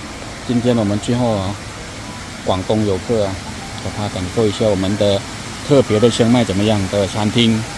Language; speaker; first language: Chinese; non-native, fluent; Thai